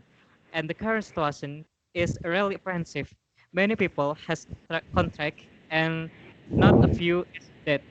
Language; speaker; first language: English; non-native, learner; Indonesian